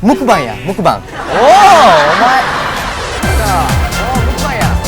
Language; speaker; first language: Indonesian; non-native, learner; Japanese